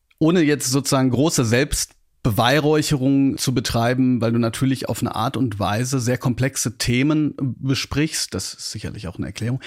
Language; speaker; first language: German; native; German